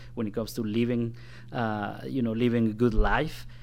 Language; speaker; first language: English; non-native, fluent; Spanish